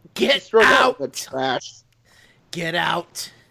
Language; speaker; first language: English; early bilingual, other home language; Italian